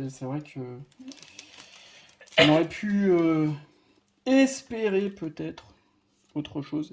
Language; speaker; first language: French; native; French